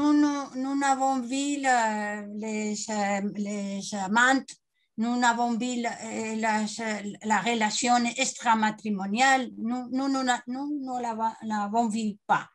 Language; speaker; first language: French; non-native, learner; Spanish